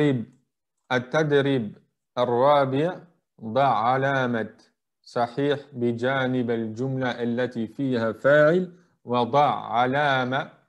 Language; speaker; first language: Arabic; non-native, fluent; French